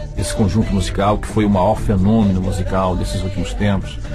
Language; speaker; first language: Portuguese; native; Portuguese